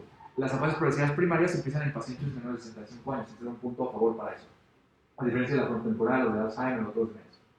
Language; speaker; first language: Spanish; native; Spanish